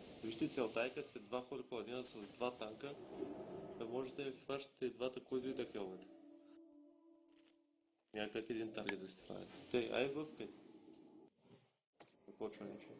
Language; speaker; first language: Bulgarian; native; Bulgarian